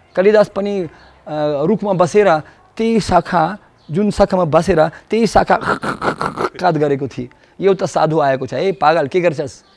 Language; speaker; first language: Nepali; non-native, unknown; Russian